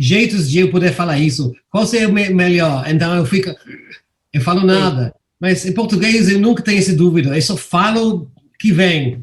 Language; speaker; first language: Portuguese; non-native, fluent; English